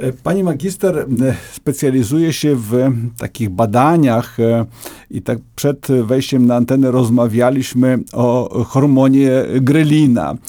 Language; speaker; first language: Polish; native; Polish